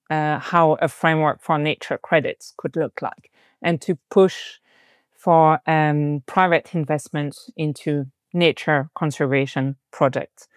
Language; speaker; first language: English; non-native, fluent; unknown